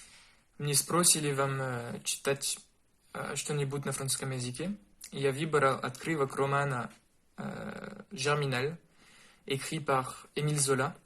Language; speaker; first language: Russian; non-native, learner; French